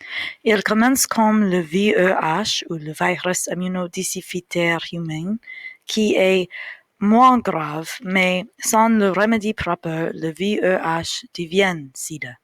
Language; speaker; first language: French; non-native, learner; English